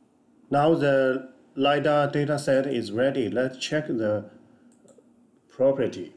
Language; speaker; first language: English; non-native, fluent; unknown